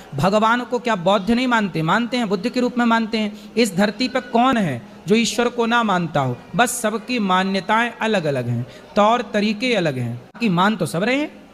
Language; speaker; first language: Hindi; native; Hindi